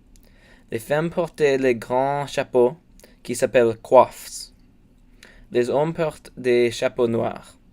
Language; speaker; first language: French; non-native, learner; English